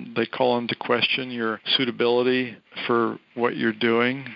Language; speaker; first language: English; native; English